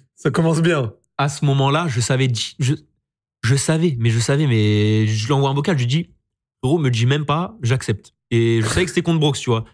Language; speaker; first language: French; native; French